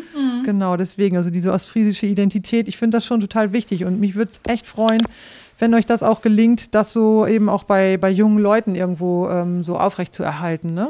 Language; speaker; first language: German; native; German